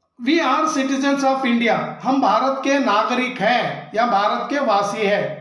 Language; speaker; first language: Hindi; non-native, local second language; Kannada